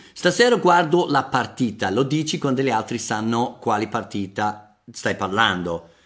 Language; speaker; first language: Italian; non-native, fluent; English